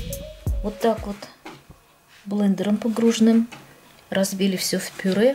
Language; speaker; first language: Russian; native; Russian